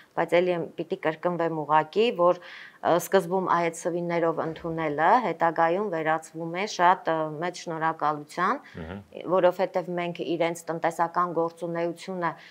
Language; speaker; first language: Armenian; native; Armenian